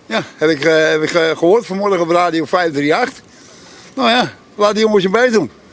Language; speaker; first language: Dutch; native; Dutch